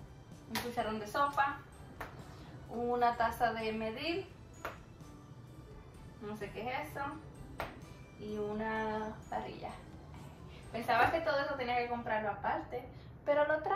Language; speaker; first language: Spanish; early bilingual, heritage; Spanish